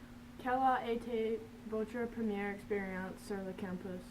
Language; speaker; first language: French; non-native, learner; English